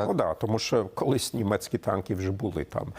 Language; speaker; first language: Ukrainian; non-native, fluent; German